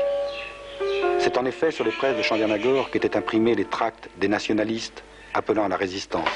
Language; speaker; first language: French; native; French